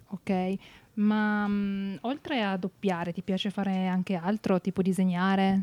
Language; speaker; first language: Italian; native; Italian